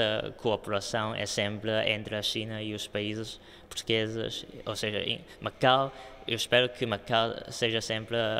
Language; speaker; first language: Portuguese; non-native, local second language; Chinese